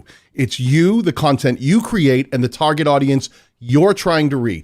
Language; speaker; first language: English; native; English